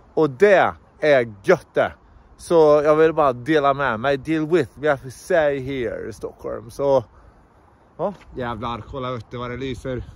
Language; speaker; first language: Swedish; native; Swedish